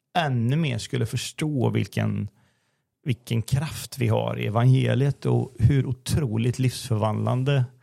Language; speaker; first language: Swedish; native; Swedish